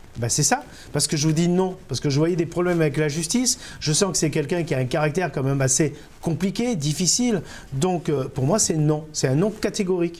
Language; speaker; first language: French; native; French